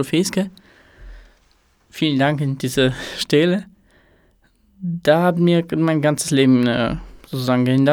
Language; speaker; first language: German; non-native, fluent; Romanian